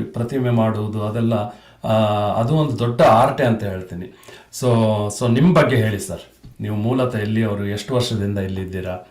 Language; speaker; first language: Kannada; native; Kannada